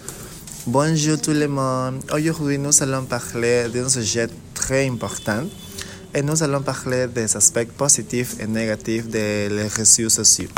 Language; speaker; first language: French; non-native, learner; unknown